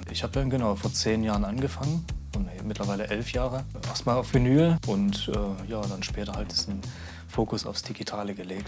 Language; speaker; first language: German; native; German